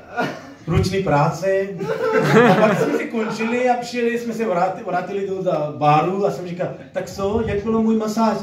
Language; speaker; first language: Czech; non-native, learner; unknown